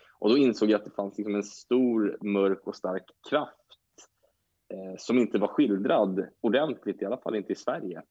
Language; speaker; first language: Swedish; native; Swedish